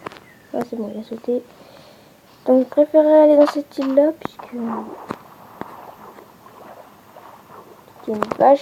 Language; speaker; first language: French; native; French